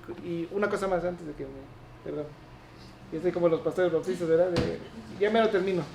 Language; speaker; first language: Spanish; native; Spanish